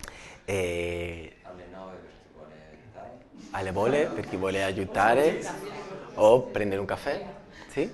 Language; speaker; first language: Italian; non-native, learner; Spanish